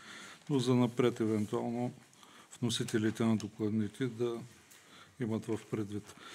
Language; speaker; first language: Bulgarian; native; Bulgarian